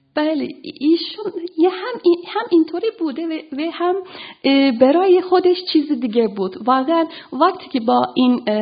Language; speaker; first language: Persian; non-native, fluent; Turkish